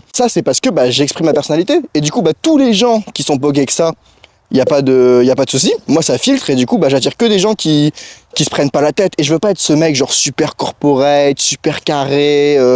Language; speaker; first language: French; native; French